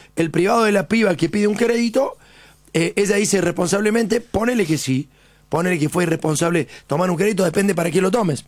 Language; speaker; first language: Spanish; native; Spanish